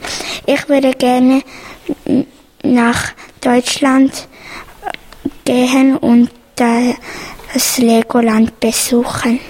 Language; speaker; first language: German; early bilingual, other home language; Bosnian